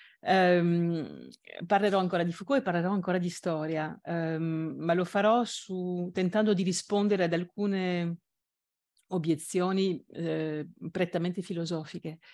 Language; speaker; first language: Italian; non-native, fluent; French